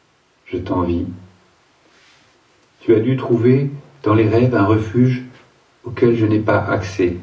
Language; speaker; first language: French; native; French